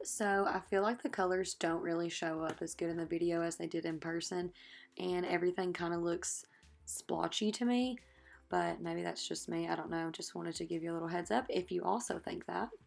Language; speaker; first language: English; native; English